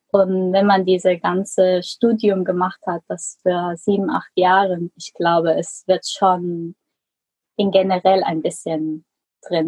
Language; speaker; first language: German; non-native, fluent; Korean